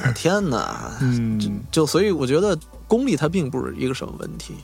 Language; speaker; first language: Chinese; native; Chinese